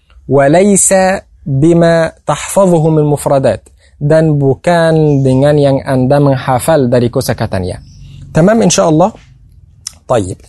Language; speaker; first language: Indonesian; non-native, fluent; Arabic